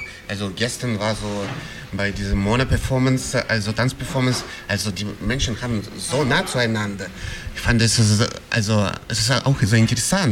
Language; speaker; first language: German; non-native, fluent; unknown